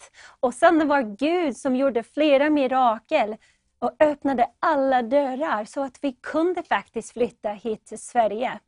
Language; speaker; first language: Swedish; non-native, fluent; English